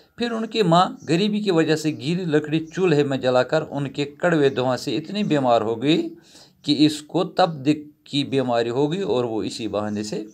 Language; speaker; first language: Urdu; non-native, local second language; Kashmiri